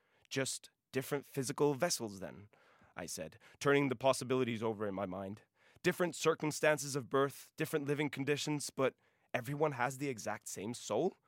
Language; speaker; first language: English; non-native, local second language; Norwegian